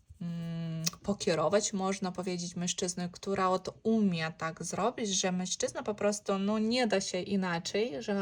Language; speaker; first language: Polish; non-native, learner; Ukrainian